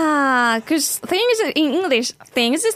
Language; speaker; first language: English; non-native, fluent; Japanese